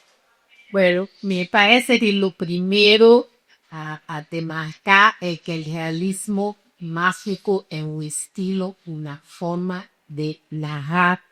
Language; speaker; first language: Spanish; non-native, fluent; Portuguese